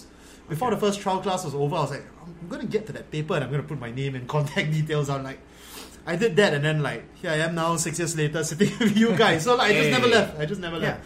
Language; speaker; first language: English; native; English